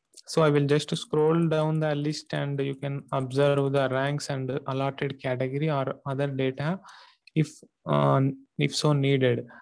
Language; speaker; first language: English; non-native, local second language; Telugu